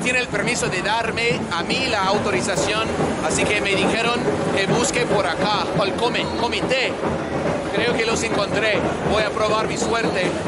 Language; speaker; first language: Spanish; non-native, fluent; English